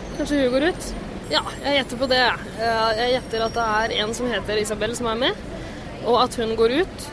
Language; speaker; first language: Norwegian; native; Norwegian